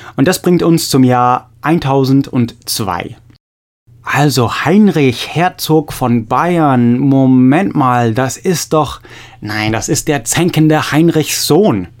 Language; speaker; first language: German; non-native, fluent; English